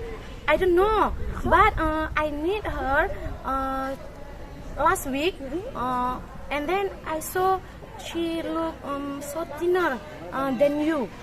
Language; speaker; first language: English; non-native, learner; Indonesian